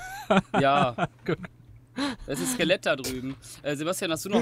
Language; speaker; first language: German; native; German